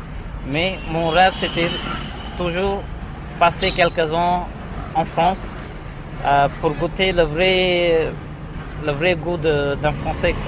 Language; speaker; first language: French; non-native, fluent; Tamil